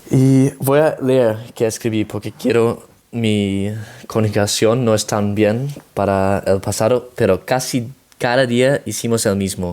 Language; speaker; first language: Spanish; non-native, learner; Dutch